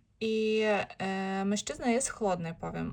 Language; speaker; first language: Polish; non-native, learner; Ukrainian